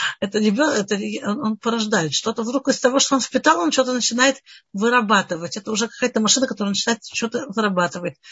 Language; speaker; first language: Russian; early bilingual, heritage; Russian